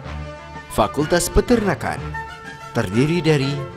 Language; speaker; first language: Indonesian; native; Indonesian